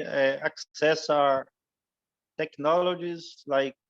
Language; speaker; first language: English; non-native, learner; Portuguese